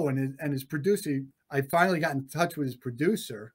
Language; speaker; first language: English; native; English